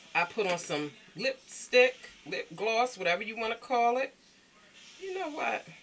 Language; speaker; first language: English; native; English